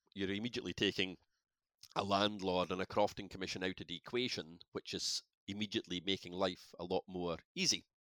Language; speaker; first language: English; native; English